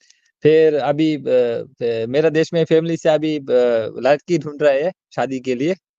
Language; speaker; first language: Hindi; non-native, learner; Bangla